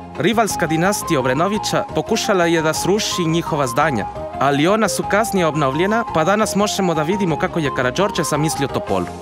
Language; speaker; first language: Croatian; non-native, fluent; Spanish